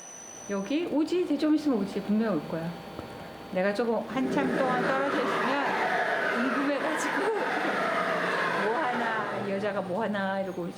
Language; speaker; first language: Korean; native; Korean